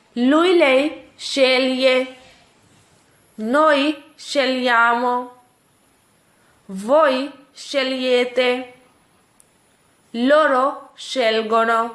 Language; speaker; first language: Italian; non-native, fluent; Urdu